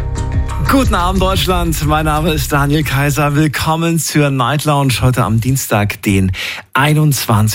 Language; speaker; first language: German; native; German